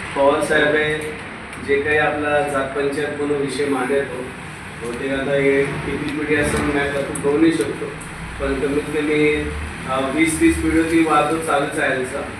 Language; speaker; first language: Marathi; non-native, local second language; Rajasthani